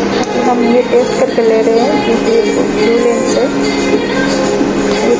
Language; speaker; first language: Hindi; native; Hindi